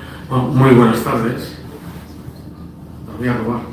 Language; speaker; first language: Spanish; native; Spanish